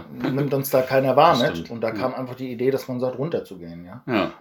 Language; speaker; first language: German; native; German